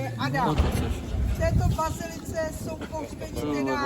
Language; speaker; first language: Czech; native; Czech